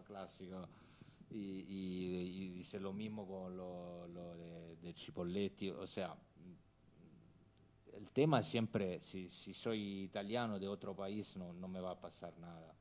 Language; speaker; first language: Spanish; non-native, fluent; Italian